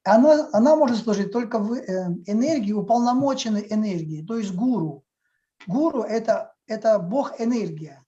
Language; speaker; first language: Russian; native; Russian